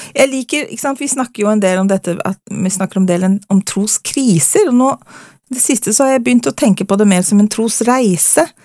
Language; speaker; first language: Norwegian; native; Norwegian